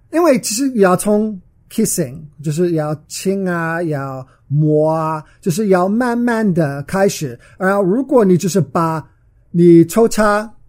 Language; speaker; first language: Chinese; non-native, learner; English